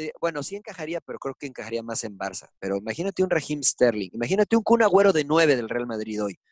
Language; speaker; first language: Spanish; early bilingual, heritage; Spanish